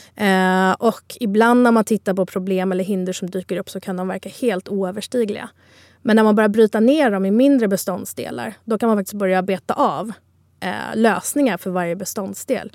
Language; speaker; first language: Swedish; early bilingual, other home language; Spanish